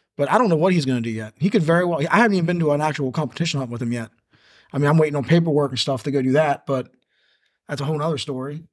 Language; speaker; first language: English; native; English